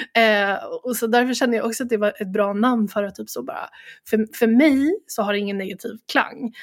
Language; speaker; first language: Swedish; native; Swedish